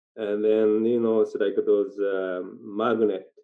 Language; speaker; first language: English; non-native, learner; Japanese